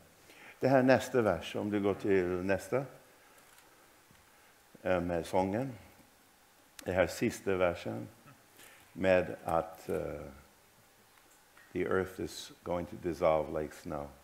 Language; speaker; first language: Swedish; non-native, fluent; English